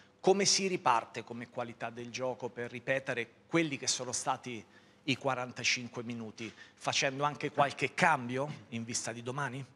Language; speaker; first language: Italian; native; Italian